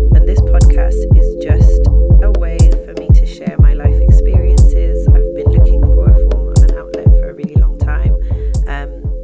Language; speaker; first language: English; native; English